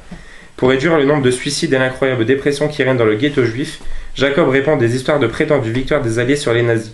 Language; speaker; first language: French; native; French